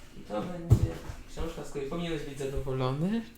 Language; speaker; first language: Polish; native; Polish